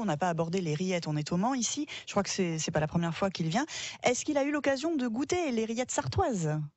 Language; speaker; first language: French; native; French